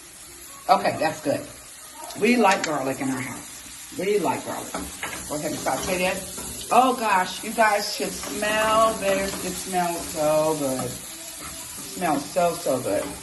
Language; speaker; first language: English; native; English